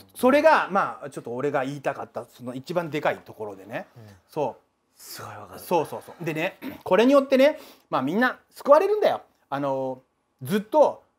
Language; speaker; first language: Japanese; native; Japanese